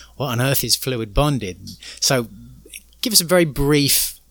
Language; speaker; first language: English; native; English